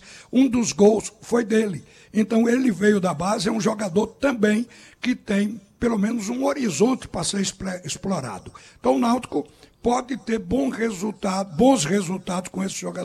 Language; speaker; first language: Portuguese; native; Portuguese